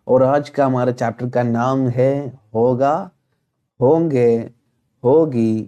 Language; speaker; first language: Hindi; non-native, local second language; Malayalam